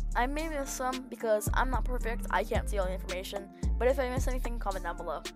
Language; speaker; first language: English; native; English